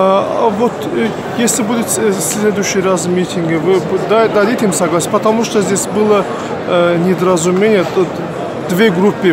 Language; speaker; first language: Russian; non-native, fluent; Azerbaijani